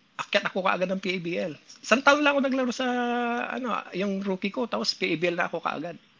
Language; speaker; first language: Filipino; non-native, local second language; Pangasinan